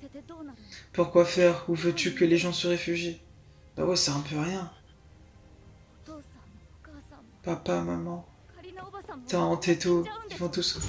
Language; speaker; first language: French; native; French